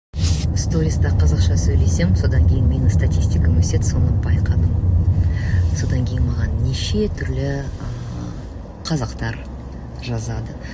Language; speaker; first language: Kazakh; non-native, local second language; Russian